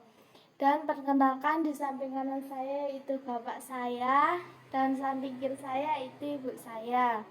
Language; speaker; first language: Indonesian; non-native, local second language; Javanese